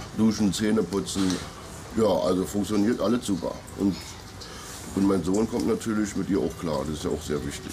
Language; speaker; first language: German; native; German